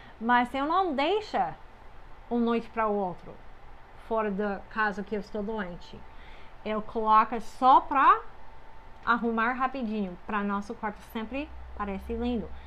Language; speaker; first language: Portuguese; non-native, fluent; English